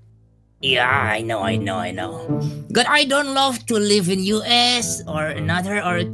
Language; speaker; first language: English; non-native, learner; Indonesian